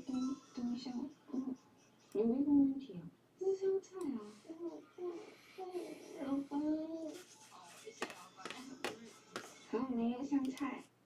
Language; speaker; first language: Chinese; non-native, learner; Korean